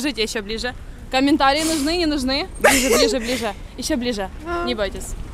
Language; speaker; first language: Russian; native; Russian